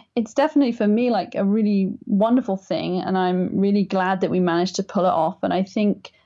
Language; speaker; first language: English; native; English